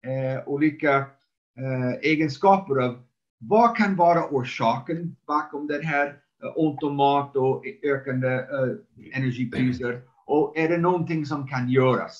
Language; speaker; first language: Swedish; non-native, fluent; English